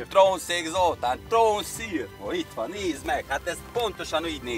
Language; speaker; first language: Hungarian; native; Hungarian